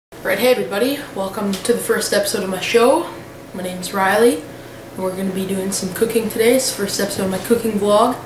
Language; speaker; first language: English; native; English